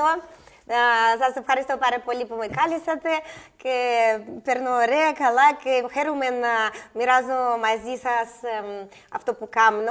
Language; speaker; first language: Greek; non-native, learner; Russian